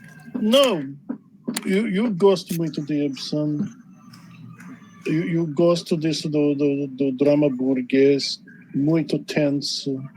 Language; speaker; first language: Portuguese; non-native, fluent; English